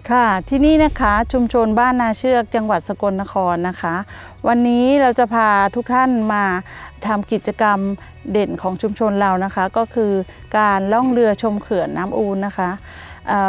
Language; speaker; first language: Thai; native; Thai